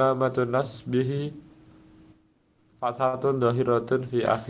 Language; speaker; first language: Arabic; non-native, learner; Indonesian